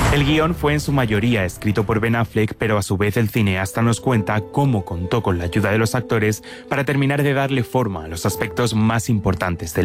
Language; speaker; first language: Spanish; native; Spanish